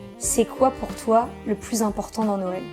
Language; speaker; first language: French; native; French